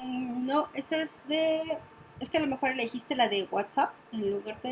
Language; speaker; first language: Spanish; native; Spanish